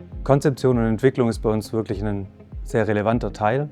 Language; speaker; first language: German; native; German